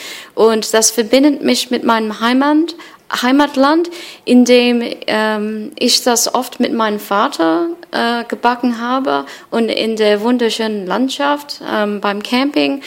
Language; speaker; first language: German; non-native, fluent; English